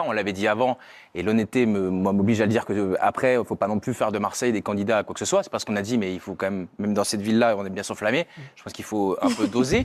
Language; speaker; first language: French; native; French